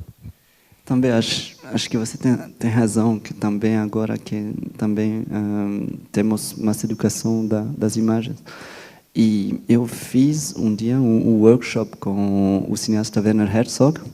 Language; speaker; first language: Portuguese; non-native, fluent; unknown